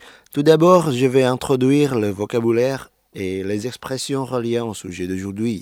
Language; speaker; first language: French; non-native, fluent; Indonesian